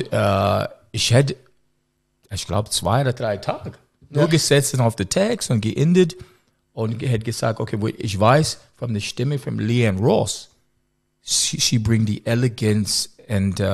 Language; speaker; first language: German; non-native, learner; English